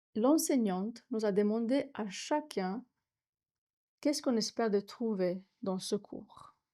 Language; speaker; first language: French; non-native, fluent; Romanian